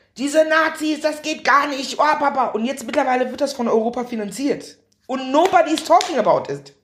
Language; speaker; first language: German; early bilingual, other home language; Akan